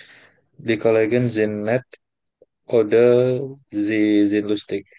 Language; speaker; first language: German; non-native, learner; Indonesian